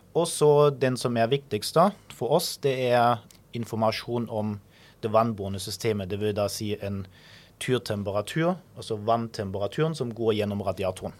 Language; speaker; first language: Norwegian; non-native, fluent; German